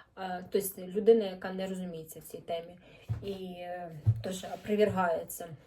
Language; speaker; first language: Ukrainian; native; Ukrainian